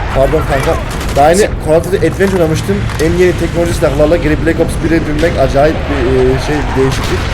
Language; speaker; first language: Turkish; early bilingual, heritage; Turkish